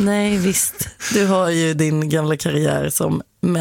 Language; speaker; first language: Swedish; native; Swedish